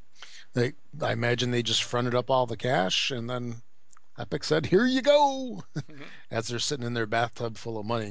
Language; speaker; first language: English; native; English